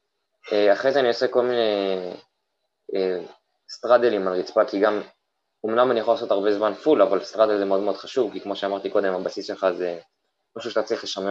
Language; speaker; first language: Hebrew; native; Hebrew